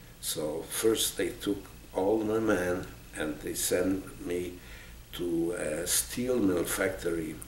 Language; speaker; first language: English; non-native, fluent; Polish